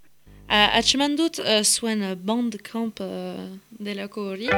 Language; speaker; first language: Basque; native; Basque